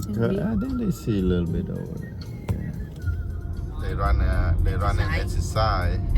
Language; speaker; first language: English; non-native, learner; Khmer